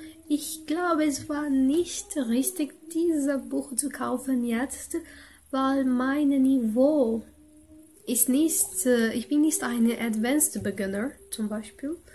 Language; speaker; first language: German; non-native, learner; Portuguese